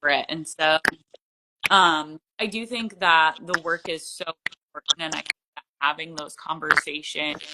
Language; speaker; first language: English; native; English